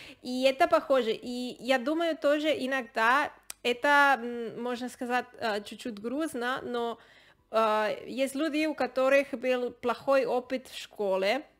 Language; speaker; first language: Russian; non-native, learner; Spanish